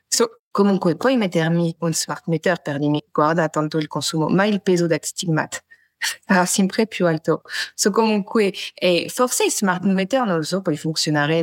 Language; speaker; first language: French; native; French